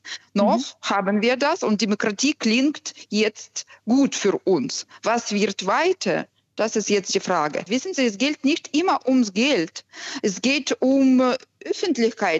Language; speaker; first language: German; non-native, fluent; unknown